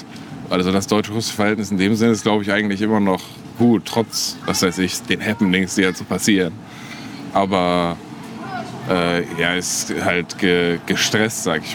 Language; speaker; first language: German; native; German